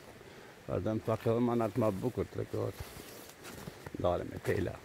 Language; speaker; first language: German; non-native, fluent; Albanian